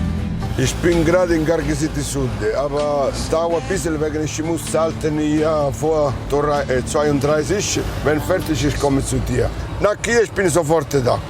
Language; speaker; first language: German; non-native, learner; Italian